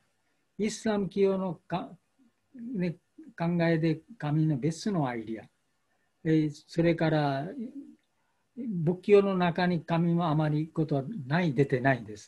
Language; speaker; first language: Japanese; non-native, fluent; Bangla